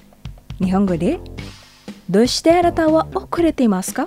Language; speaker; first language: Japanese; non-native, fluent; Indonesian